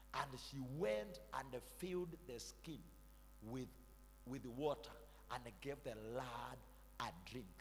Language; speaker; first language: English; non-native, local second language; Swahili